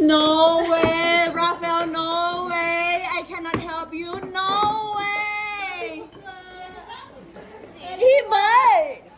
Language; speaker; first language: English; non-native, learner; Thai